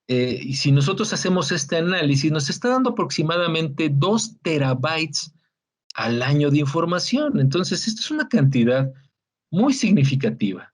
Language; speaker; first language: Spanish; native; Spanish